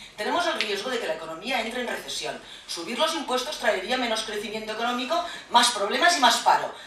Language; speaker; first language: Spanish; non-native, local second language; Catalan